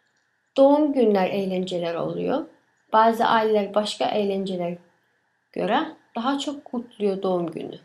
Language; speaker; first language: Turkish; early bilingual, other home language; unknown